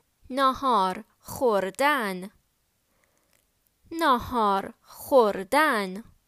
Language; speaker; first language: Persian; native; Persian